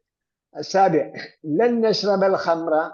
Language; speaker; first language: Arabic; non-native, fluent; Malayalam